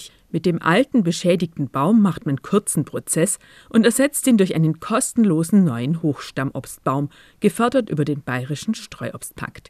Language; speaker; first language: German; native; German